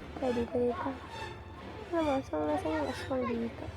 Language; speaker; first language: Filipino; non-native, local second language; Cebuano